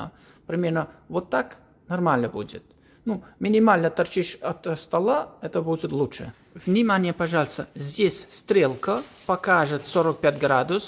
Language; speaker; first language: Russian; non-native, learner; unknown